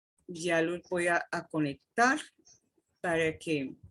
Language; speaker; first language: Spanish; native; Spanish